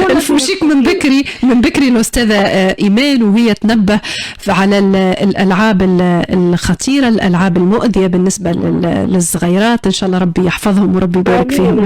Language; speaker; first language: Arabic; native; Arabic